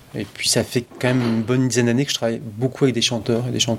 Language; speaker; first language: French; native; French